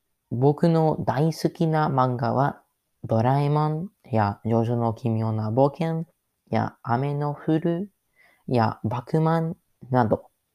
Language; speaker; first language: Japanese; non-native, learner; English